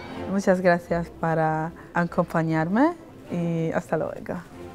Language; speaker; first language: Spanish; non-native, learner; Polish